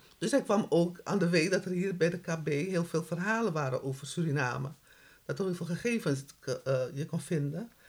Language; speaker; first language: Dutch; native; Dutch